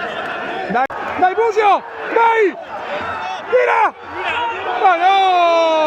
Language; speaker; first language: Italian; native; Italian